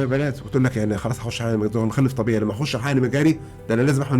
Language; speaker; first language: Arabic; native; Arabic